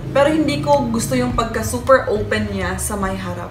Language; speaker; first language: Filipino; native; Filipino